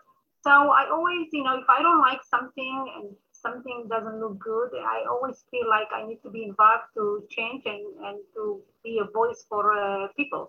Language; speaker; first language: English; non-native, fluent; Amharic